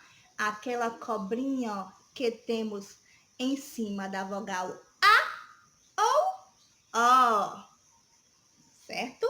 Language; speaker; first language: Portuguese; native; Portuguese